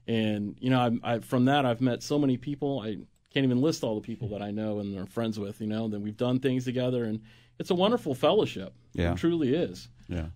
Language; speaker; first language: English; native; English